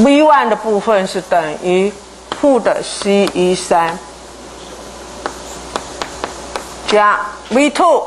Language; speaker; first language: Chinese; native; Chinese